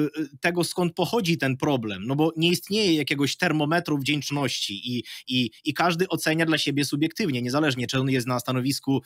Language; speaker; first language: Polish; non-native, fluent; Ukrainian